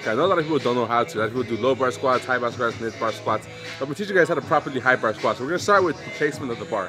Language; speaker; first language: English; native; English